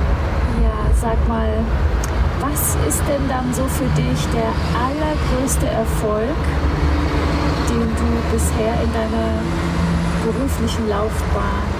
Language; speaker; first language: German; native; German